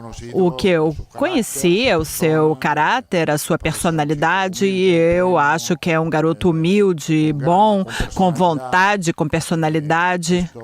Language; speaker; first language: Portuguese; non-native, fluent; Italian